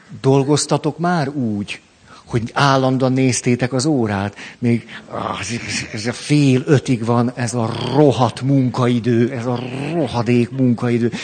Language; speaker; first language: Hungarian; native; Hungarian